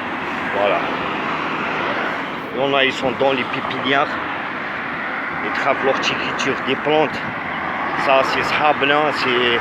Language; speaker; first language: French; non-native, local second language; Arabic